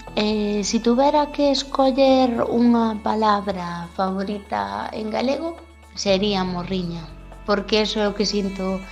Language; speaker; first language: Galician; non-native, local second language; Spanish